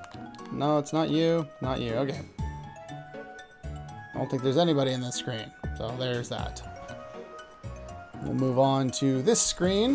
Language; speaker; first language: English; native; English